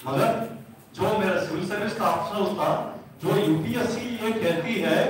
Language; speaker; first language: Hindi; non-native, local second language; Telugu